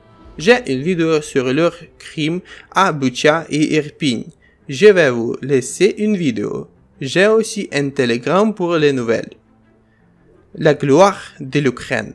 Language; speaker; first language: French; non-native, fluent; Ukrainian